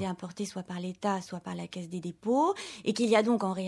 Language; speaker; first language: French; native; French